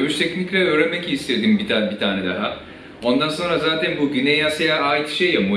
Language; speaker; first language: Turkish; non-native, fluent; Japanese